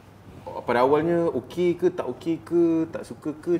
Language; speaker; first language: Malay; native; Malay